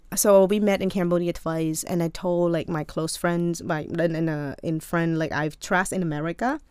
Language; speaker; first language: English; non-native, fluent; Khmer